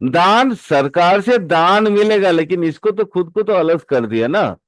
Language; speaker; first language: Hindi; native; Hindi